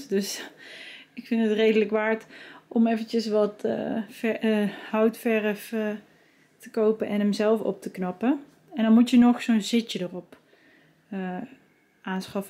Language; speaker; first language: Dutch; native; Dutch